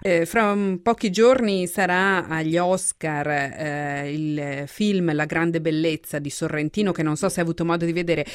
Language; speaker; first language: Italian; native; Italian